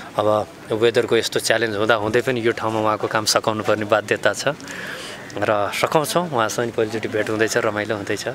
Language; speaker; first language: Nepali; native; Nepali